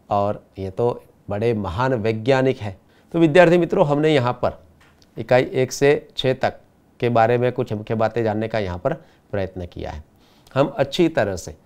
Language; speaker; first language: Hindi; non-native, local second language; Gujarati